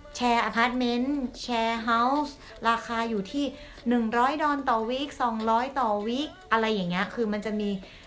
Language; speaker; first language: Thai; native; Thai